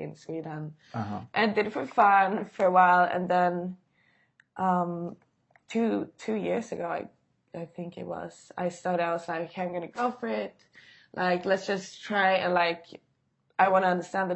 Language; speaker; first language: English; non-native, fluent; Swedish